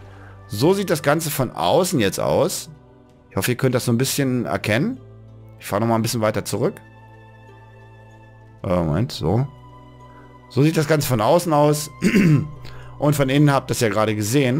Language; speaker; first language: German; native; German